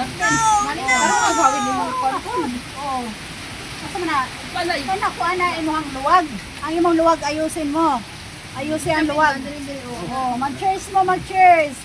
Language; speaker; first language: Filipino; non-native, local second language; Cebuano